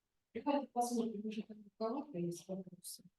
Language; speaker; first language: Russian; native; Russian